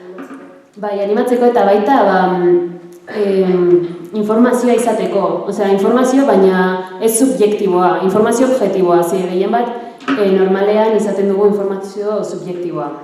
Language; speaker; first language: Basque; early bilingual, other home language; Arabic